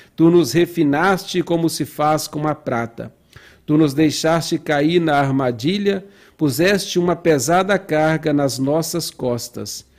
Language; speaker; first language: Portuguese; native; Portuguese